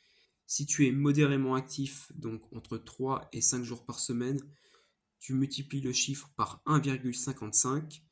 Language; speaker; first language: French; native; French